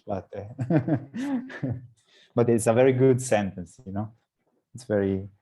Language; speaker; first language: English; non-native, learner; Italian